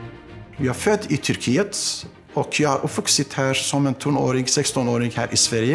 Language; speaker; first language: Swedish; non-native, fluent; Aramaic